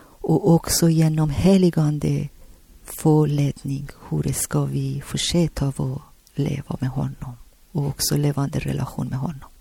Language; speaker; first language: Swedish; non-native, learner; Persian